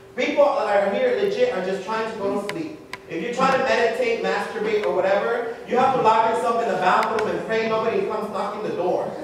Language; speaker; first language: English; early bilingual, other home language; Spanish